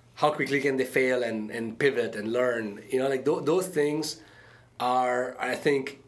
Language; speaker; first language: English; early bilingual, other home language; Arabic